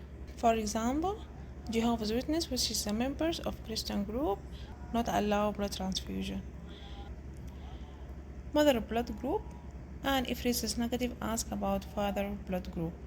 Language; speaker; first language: English; non-native, local second language; Arabic